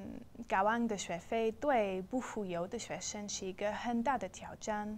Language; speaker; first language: Chinese; non-native, learner; English